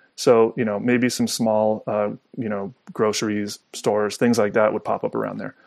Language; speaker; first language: English; native; English